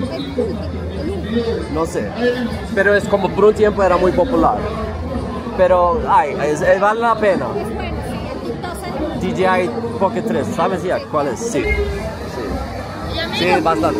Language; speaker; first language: Spanish; non-native, fluent; Swedish